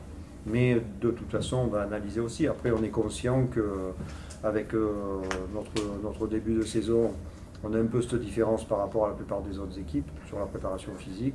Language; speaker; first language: French; native; French